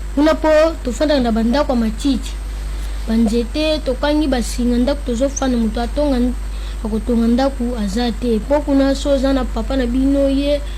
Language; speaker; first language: Lingala; native; Lingala